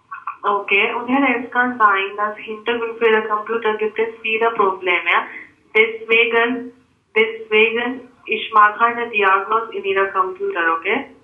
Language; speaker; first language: German; non-native, learner; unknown